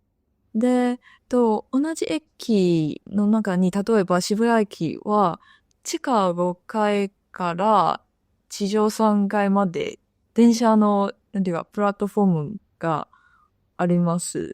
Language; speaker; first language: Japanese; non-native, fluent; Chinese